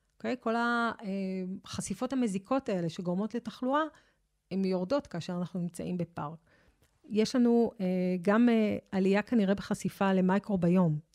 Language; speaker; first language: Hebrew; native; Hebrew